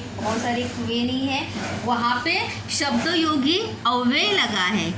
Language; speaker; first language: Hindi; non-native, local second language; Marathi